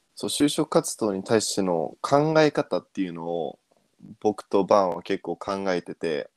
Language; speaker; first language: Japanese; early bilingual, other home language; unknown